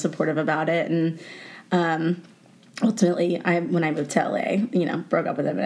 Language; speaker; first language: English; native; English